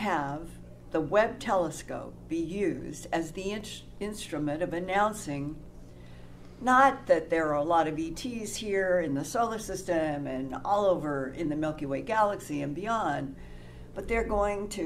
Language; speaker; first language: English; native; English